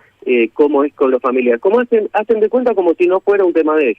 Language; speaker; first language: Spanish; native; Spanish